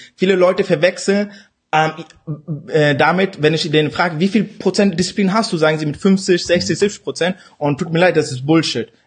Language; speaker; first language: German; early bilingual, other home language; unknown